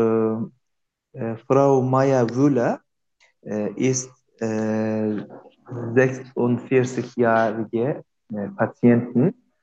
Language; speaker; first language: German; non-native, learner; Turkish